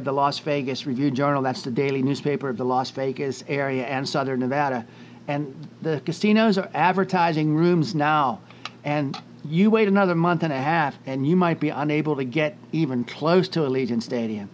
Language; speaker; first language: English; native; English